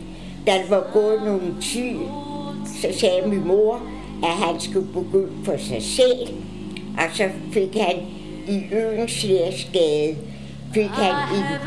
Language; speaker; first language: Danish; early bilingual, other home language; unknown